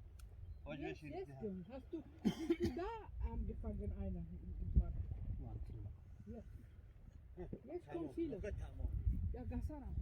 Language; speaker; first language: German; non-native, learner; Arabic